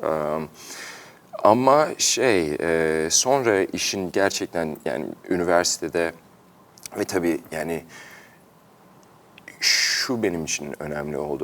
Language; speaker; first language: Turkish; early bilingual, heritage; Turkish